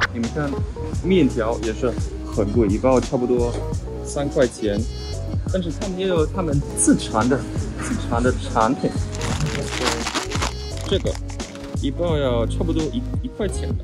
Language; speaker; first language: Chinese; non-native, fluent; German